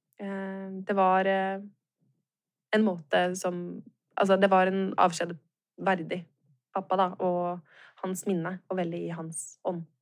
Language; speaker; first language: Norwegian; native; Norwegian